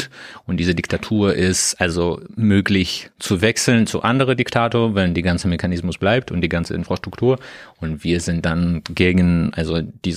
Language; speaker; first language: German; non-native, learner; Russian